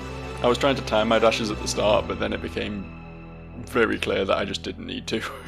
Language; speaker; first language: English; native; English